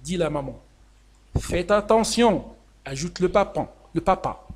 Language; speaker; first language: French; non-native, local second language; Arabic